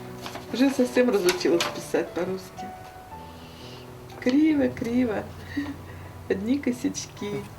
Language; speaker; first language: Russian; native; Russian